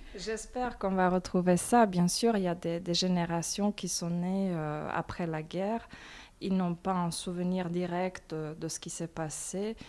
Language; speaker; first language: French; non-native, fluent; Bosnian